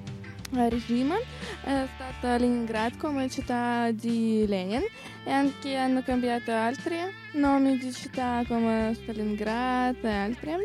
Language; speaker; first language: Italian; non-native, learner; Russian